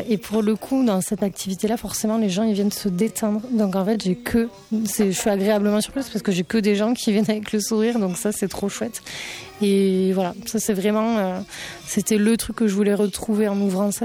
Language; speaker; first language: French; native; French